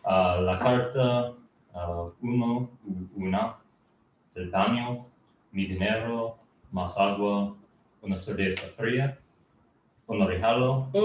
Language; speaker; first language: Spanish; non-native, learner; English